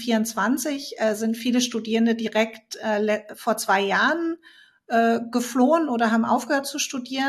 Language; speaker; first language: German; native; German